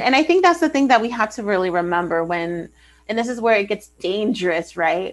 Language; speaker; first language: English; early bilingual, other home language; Spanish